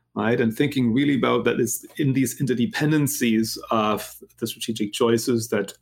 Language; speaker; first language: English; non-native, fluent; German